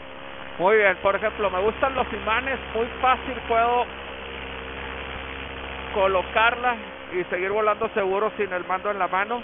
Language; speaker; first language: Spanish; native; Spanish